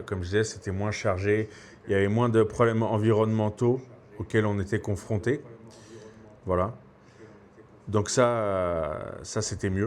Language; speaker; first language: French; native; French